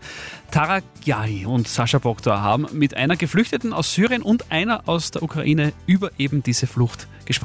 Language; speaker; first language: German; native; German